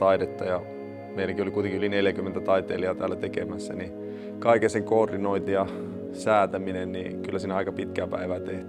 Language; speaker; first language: Finnish; native; Finnish